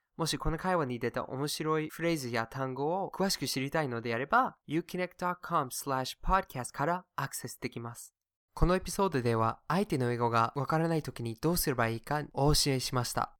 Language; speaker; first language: Japanese; non-native, fluent; English